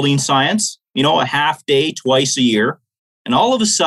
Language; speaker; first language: English; native; English